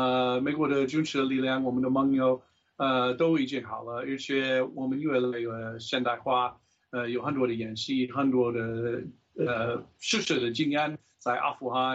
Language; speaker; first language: Chinese; non-native, fluent; English